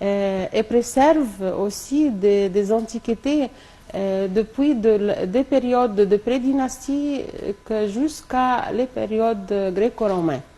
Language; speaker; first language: French; non-native, local second language; Arabic